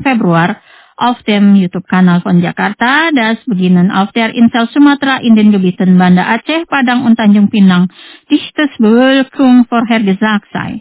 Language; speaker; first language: German; non-native, fluent; Indonesian